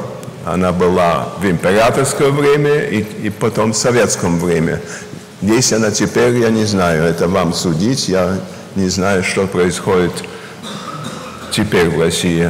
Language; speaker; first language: Russian; early bilingual, heritage; Russian